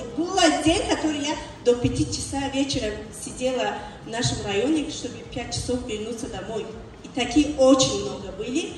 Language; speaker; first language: Russian; non-native, learner; Tajik